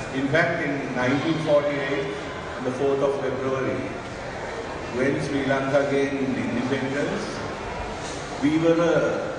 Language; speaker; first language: English; non-native, local second language; Sinhala